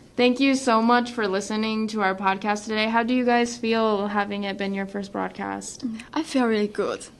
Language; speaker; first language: English; native; English